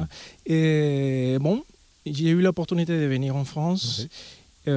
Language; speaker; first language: French; non-native, fluent; Spanish